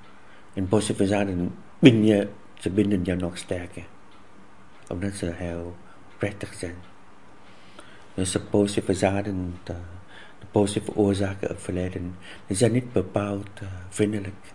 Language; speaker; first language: Dutch; non-native, fluent; Vietnamese